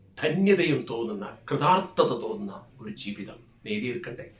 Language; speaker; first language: Malayalam; native; Malayalam